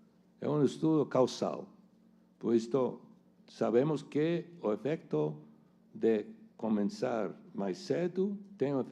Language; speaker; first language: Portuguese; non-native, fluent; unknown